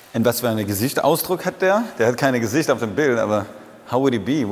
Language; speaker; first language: German; non-native, fluent; French